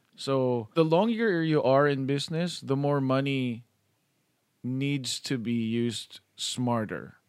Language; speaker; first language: English; non-native, local second language; Filipino